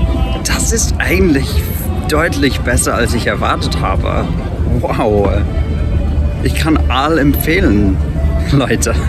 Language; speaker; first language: German; non-native, fluent; English